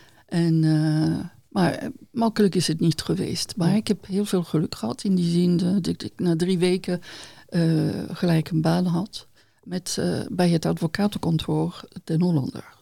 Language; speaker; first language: Dutch; non-native, fluent; French